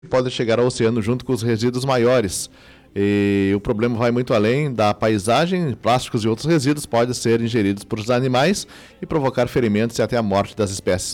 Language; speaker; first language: Portuguese; native; Portuguese